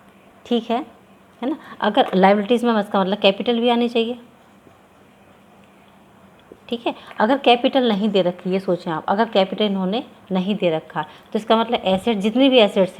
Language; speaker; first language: Hindi; native; Hindi